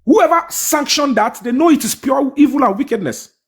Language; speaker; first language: English; non-native, local second language; Yoruba